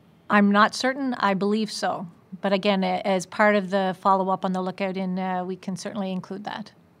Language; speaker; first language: English; native; English